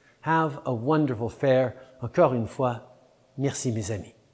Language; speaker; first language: French; early bilingual, other home language; English